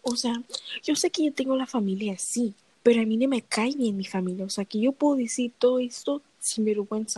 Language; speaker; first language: Spanish; early bilingual, heritage; Spanish